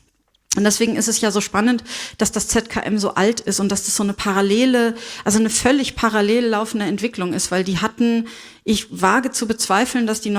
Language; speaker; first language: German; native; German